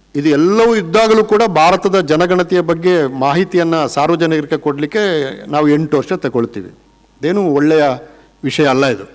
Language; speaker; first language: Kannada; non-native, local second language; Tulu